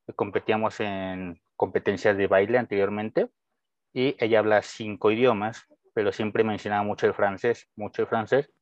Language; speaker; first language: Spanish; native; Spanish